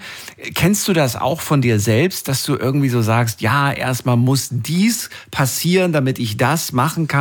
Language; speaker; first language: German; native; German